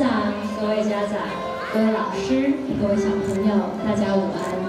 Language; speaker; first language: Chinese; native; Chinese